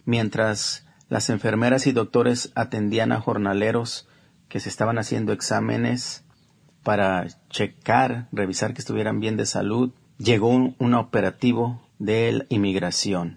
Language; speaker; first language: Spanish; native; Spanish